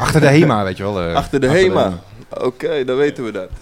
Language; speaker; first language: Dutch; native; Dutch